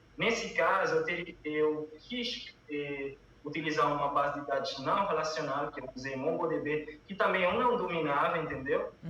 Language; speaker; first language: Portuguese; non-native, local second language; Kabuverdianu